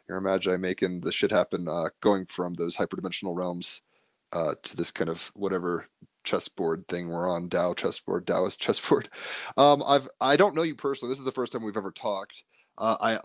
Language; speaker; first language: English; native; English